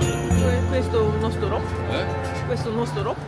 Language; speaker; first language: Italian; non-native, learner; Japanese